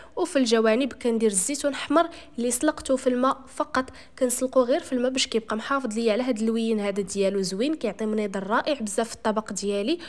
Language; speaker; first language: Arabic; native; Arabic